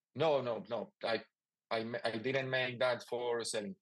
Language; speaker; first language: English; non-native, fluent; Spanish